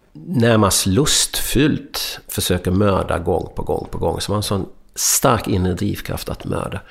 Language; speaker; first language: Swedish; early bilingual, other home language; Hungarian